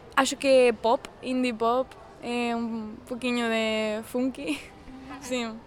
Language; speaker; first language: Portuguese; non-native, learner; Spanish